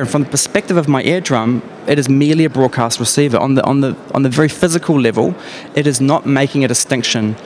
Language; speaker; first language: English; native; English